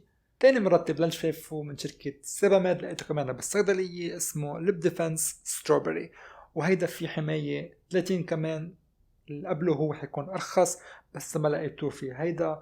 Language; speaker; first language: Arabic; native; Arabic